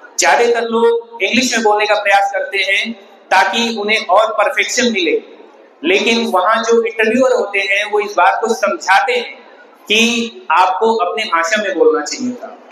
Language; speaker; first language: Hindi; native; Hindi